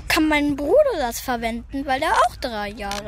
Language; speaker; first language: German; early bilingual, other home language; English